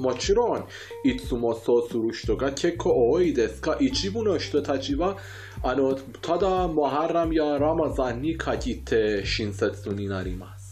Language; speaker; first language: Japanese; non-native, fluent; Persian